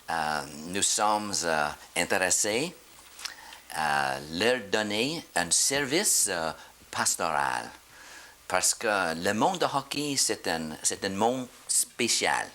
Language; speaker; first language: French; non-native, learner; English